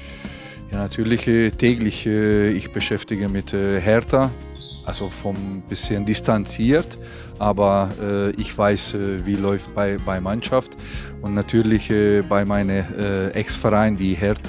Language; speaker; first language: German; non-native, fluent; Hungarian